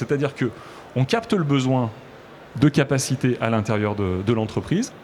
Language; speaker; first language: French; native; French